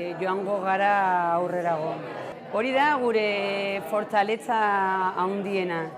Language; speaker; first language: Basque; non-native, local second language; Spanish